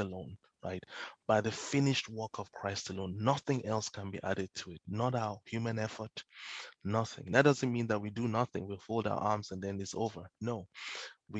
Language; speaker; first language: English; non-native, local second language; Yoruba